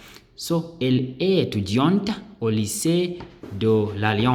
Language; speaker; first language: French; non-native, learner; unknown